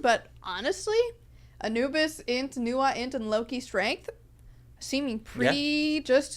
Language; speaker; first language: English; native; English